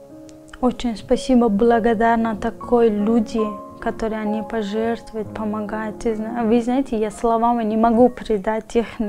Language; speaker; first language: Russian; non-native, learner; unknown